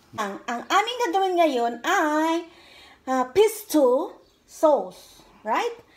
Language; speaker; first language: Filipino; non-native, local second language; Cebuano